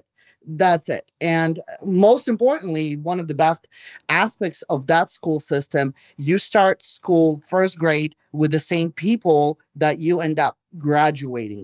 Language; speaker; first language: English; non-native, fluent; Russian